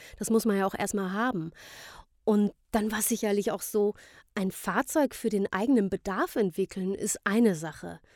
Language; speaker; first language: German; native; German